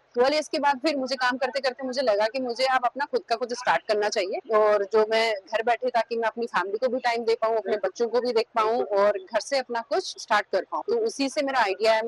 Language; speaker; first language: Hindi; native; Hindi